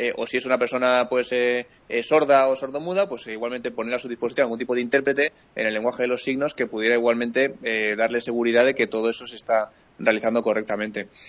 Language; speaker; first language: Spanish; native; Spanish